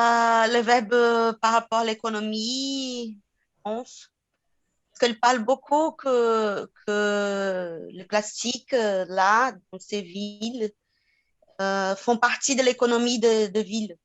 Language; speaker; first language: French; non-native, fluent; Portuguese